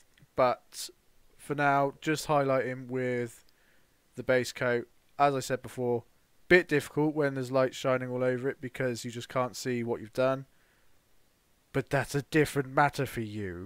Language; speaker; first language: English; native; English